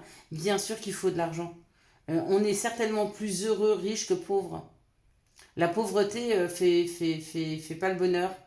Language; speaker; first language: French; native; French